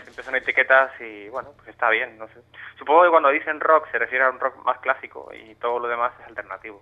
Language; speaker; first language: Spanish; native; Spanish